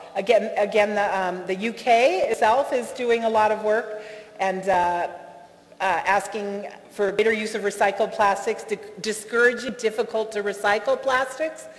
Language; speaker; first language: English; native; English